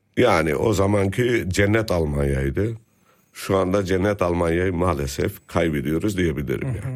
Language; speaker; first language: Turkish; native; Turkish